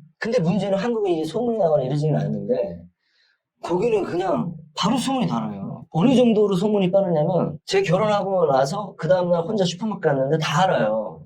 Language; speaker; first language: Korean; native; Korean